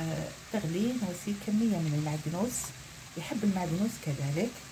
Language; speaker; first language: Arabic; native; Arabic